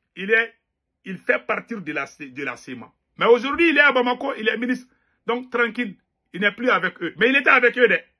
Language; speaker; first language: French; non-native, local second language; Bambara